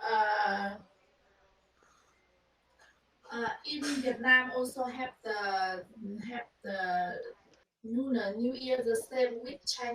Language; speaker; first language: English; non-native, learner; Vietnamese